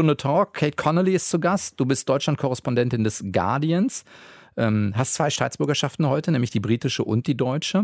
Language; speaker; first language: German; native; German